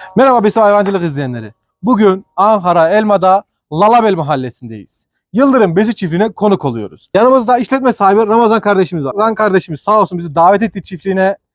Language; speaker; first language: Turkish; native; Turkish